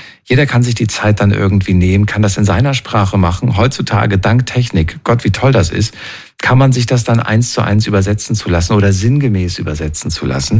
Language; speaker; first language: German; native; German